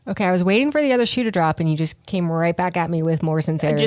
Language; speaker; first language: English; native; English